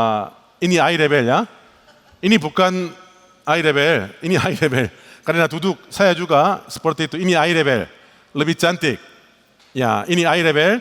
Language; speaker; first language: Indonesian; non-native, learner; Korean